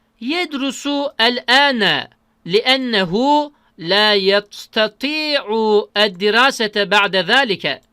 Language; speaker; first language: Arabic; non-native, fluent; Turkish